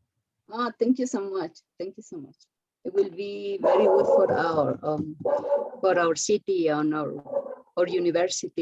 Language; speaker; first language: English; non-native, learner; Spanish